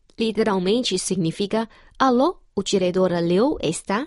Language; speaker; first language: Portuguese; non-native, fluent; Chinese